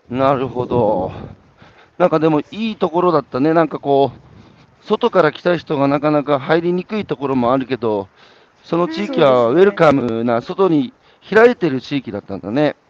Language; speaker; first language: Japanese; native; Japanese